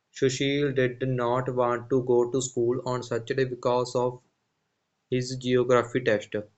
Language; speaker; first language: English; non-native, local second language; Punjabi